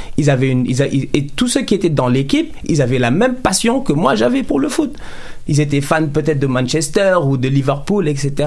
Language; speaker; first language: French; non-native, local second language; Wolof